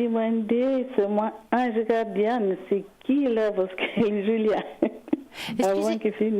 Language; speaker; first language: French; non-native, learner; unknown